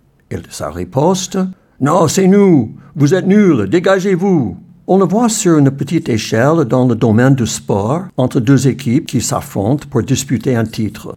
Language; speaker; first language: French; non-native, fluent; English